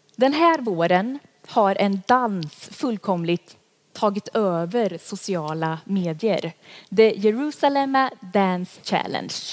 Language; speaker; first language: Swedish; native; Swedish